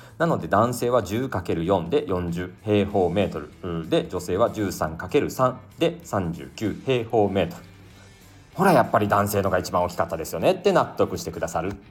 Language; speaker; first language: Japanese; native; Japanese